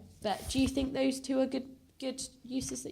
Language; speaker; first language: English; native; English